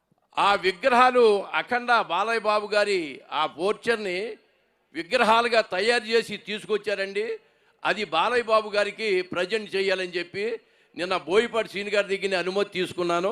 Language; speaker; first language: Telugu; native; Telugu